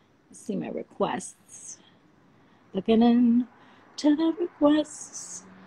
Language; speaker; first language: English; early bilingual, other home language; Spanish